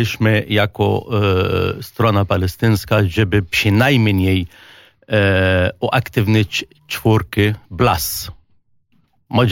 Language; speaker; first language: Polish; non-native, fluent; Arabic